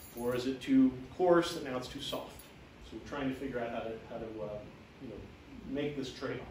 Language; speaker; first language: English; native; English